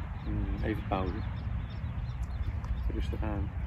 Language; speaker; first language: Dutch; native; Dutch